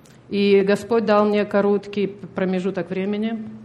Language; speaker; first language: Russian; native; Russian